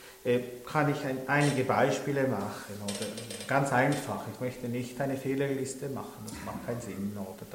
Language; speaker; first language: German; non-native, local second language; French